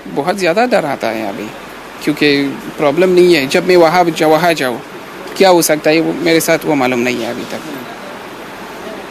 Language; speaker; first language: Hindi; non-native, learner; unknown